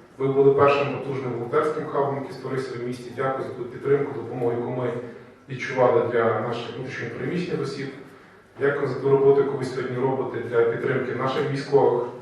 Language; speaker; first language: Ukrainian; native; Ukrainian